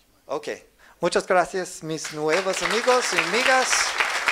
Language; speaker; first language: Spanish; non-native, learner; English